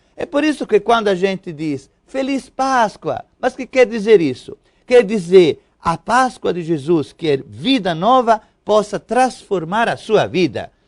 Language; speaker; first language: Portuguese; non-native, fluent; Italian